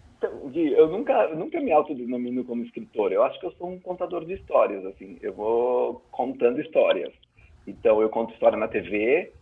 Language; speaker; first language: Portuguese; native; Portuguese